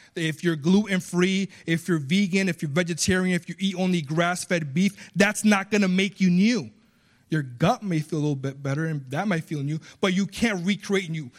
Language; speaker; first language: English; early bilingual, other home language; Spanish